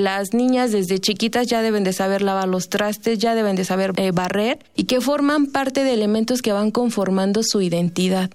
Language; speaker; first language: Spanish; native; Spanish